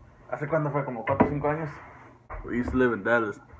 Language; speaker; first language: Spanish; early bilingual, heritage; Spanish